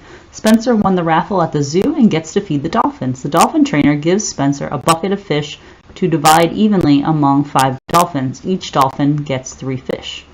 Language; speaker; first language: English; native; English